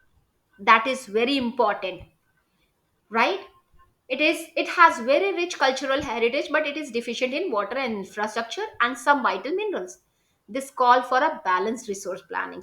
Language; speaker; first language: English; non-native, local second language; Hindi